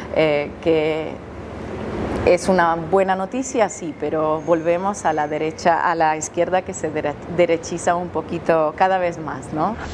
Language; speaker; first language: Spanish; non-native, fluent; Russian